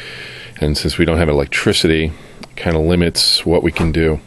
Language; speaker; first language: English; native; English